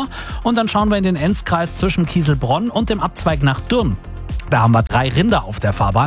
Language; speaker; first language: German; native; German